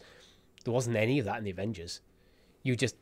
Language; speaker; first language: English; native; English